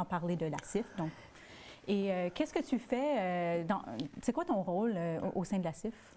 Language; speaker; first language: French; native; French